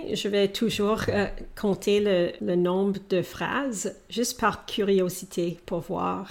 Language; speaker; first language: French; non-native, local second language; English